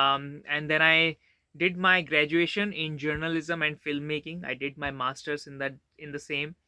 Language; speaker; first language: English; non-native, local second language; Hindi